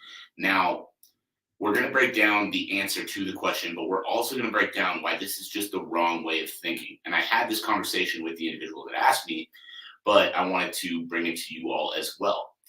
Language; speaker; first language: English; native; English